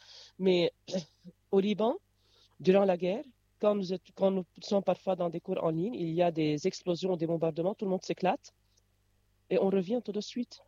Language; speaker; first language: French; non-native, local second language; Arabic